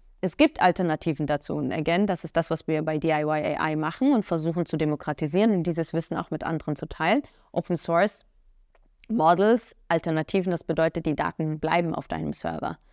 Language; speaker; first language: German; early bilingual, other home language; Arabic